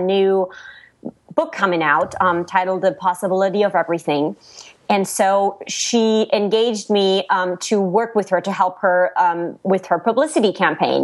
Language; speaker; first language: English; non-native, fluent; German